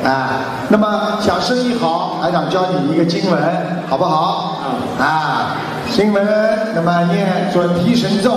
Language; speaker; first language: Chinese; native; Chinese